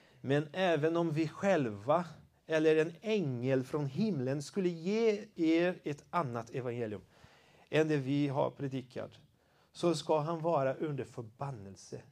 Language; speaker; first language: Swedish; non-native, fluent; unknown